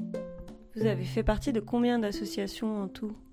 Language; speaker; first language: French; native; French